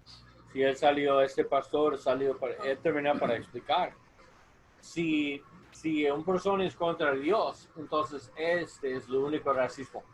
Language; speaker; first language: Spanish; non-native, learner; English